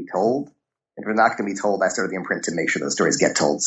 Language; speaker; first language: English; native; English